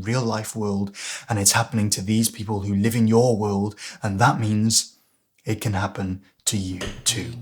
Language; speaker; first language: English; native; English